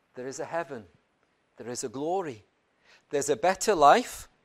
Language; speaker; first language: English; native; English